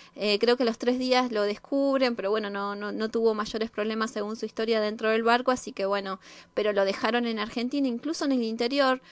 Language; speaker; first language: Spanish; native; Spanish